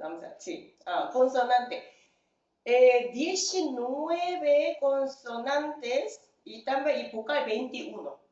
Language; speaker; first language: Spanish; non-native, fluent; Korean